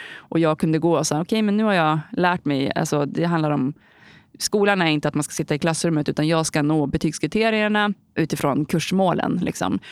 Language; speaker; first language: Swedish; native; Swedish